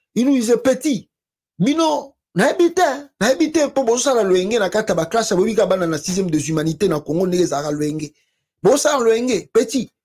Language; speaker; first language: French; non-native, local second language; Lingala